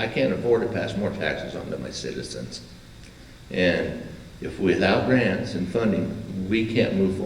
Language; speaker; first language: English; native; English